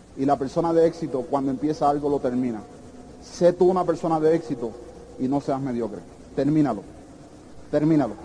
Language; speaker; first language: Spanish; early bilingual, heritage; Spanish